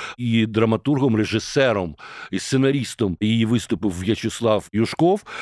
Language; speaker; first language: Ukrainian; native; Ukrainian